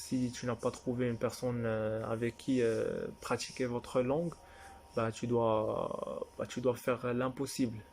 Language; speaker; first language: French; non-native, fluent; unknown